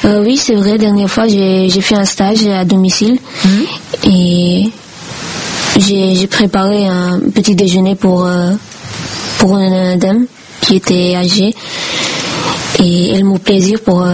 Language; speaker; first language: French; non-native, learner; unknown